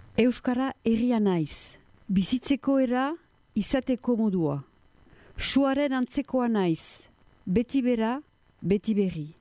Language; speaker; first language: Basque; non-native, local second language; French